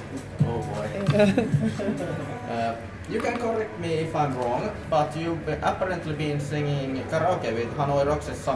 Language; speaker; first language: English; non-native, fluent; Finnish